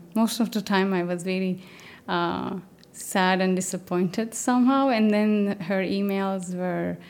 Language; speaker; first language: English; non-native, fluent; Turkish